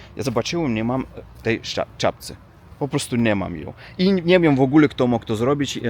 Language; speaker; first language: Polish; non-native, learner; Russian